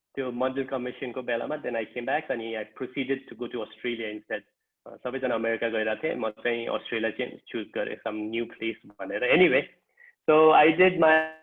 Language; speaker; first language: English; non-native, local second language; Nepali